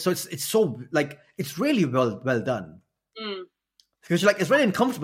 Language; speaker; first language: English; native; English